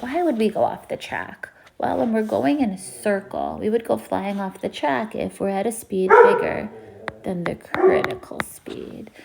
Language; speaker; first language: English; native; English